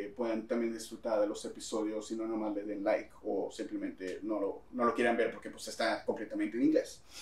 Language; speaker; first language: Spanish; early bilingual, heritage; Spanish